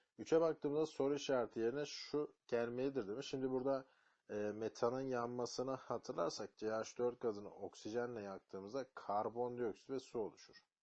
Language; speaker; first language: Turkish; native; Turkish